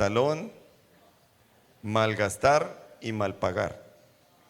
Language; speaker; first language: Spanish; native; Spanish